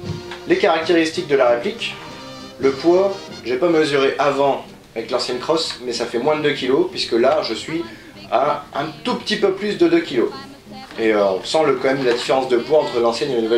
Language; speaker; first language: French; native; French